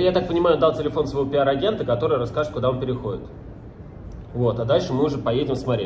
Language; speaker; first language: Russian; native; Russian